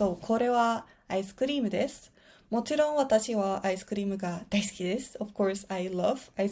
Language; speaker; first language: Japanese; non-native, fluent; Spanish